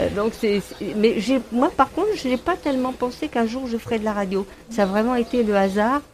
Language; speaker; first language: French; native; French